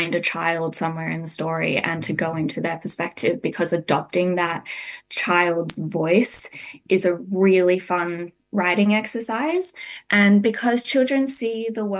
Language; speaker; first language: English; native; English